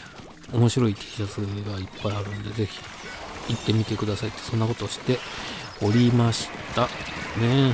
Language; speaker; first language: Japanese; native; Japanese